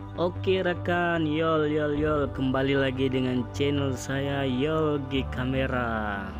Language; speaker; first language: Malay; non-native, local second language; Achinese